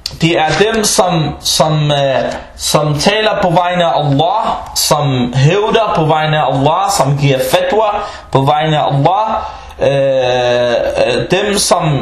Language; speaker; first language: Danish; early bilingual, other home language; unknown